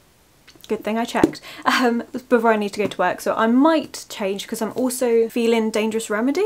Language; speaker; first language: English; native; English